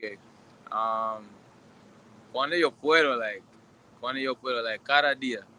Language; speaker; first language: Spanish; non-native, learner; English